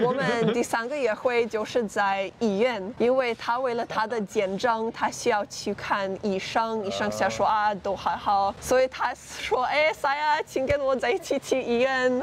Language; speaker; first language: Chinese; non-native, fluent; English